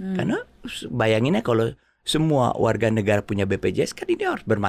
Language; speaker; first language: Indonesian; native; Indonesian